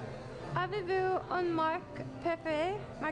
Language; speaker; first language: French; non-native, learner; English